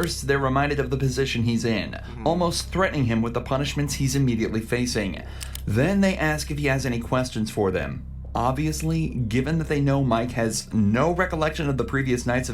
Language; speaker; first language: English; native; English